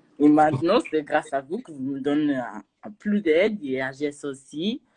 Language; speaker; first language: French; non-native, learner; Portuguese